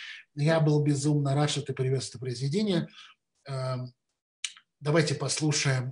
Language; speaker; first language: Russian; native; Russian